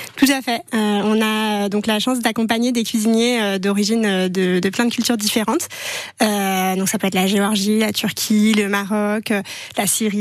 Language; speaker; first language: French; native; French